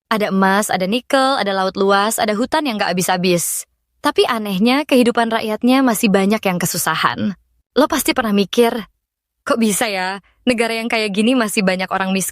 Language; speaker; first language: Indonesian; native; Indonesian